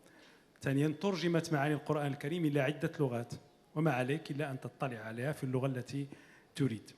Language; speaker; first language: Arabic; native; Arabic